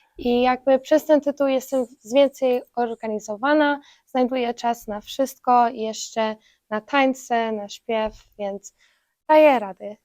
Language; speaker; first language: Polish; early bilingual, heritage; Polish